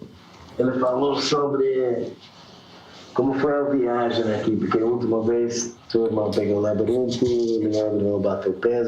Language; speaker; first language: Portuguese; non-native, learner; English